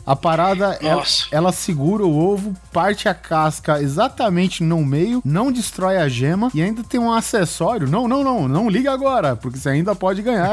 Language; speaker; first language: Portuguese; native; Portuguese